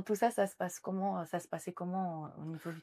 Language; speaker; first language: French; native; French